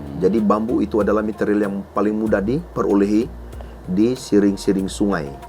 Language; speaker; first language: Malay; non-native, local second language; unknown